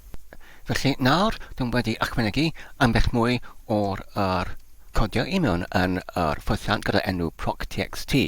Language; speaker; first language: Welsh; non-native, learner; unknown